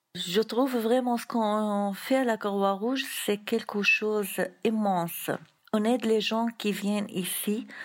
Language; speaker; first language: French; non-native, fluent; Arabic